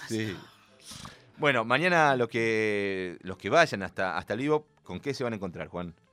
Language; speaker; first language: Spanish; native; Spanish